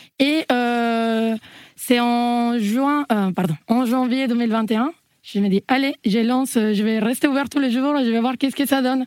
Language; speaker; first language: French; non-native, fluent; Spanish